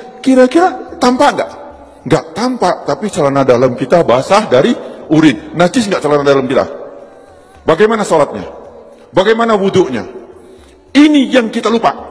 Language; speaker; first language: Indonesian; non-native, local second language; Javanese